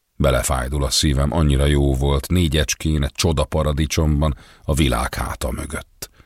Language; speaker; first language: Hungarian; native; Hungarian